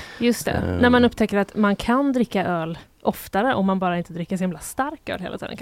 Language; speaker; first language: Swedish; native; Swedish